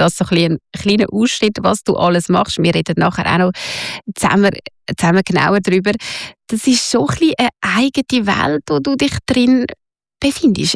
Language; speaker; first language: German; native; German